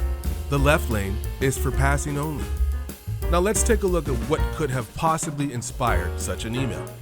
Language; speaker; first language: English; native; English